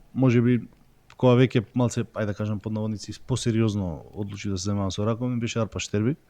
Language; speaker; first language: Macedonian; native; Macedonian